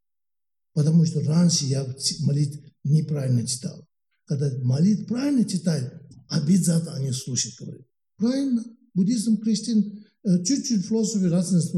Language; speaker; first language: Russian; non-native, learner; Tibetan